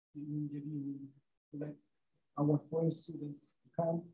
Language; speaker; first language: English; non-native, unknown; Italian